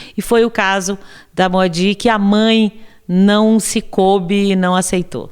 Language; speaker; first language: Portuguese; native; Portuguese